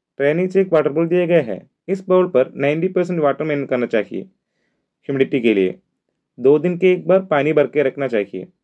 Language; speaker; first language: Hindi; non-native, local second language; Malayalam